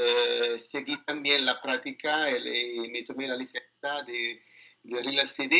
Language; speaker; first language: Spanish; non-native, learner; Italian